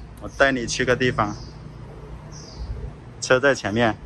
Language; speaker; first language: Chinese; non-native, fluent; Vietnamese